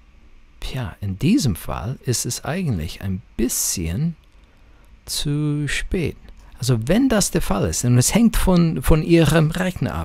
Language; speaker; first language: German; non-native, fluent; English